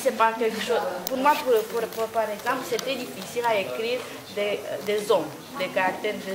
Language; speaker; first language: French; non-native, fluent; Romanian